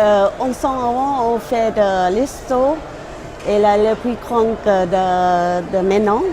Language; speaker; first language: French; non-native, learner; Thai